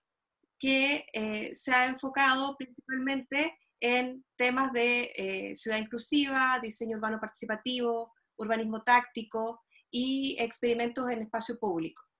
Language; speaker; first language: Spanish; native; Spanish